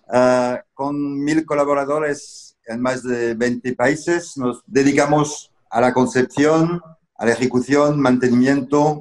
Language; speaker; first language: Spanish; non-native, fluent; French